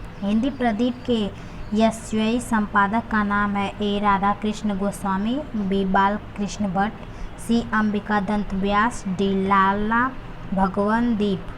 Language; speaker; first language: Hindi; native; Hindi